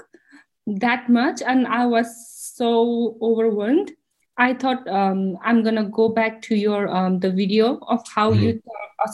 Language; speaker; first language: English; non-native, local second language; Nepali